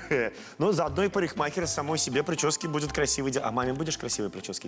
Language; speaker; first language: Russian; native; Russian